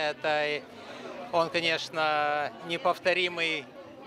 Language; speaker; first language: Russian; native; Russian